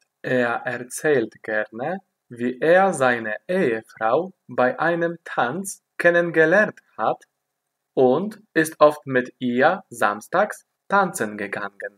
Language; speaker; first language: German; non-native, fluent; Polish